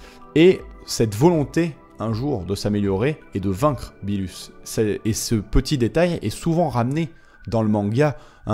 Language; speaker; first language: French; native; French